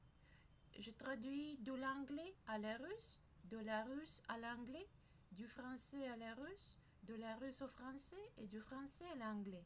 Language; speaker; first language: French; non-native, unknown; Russian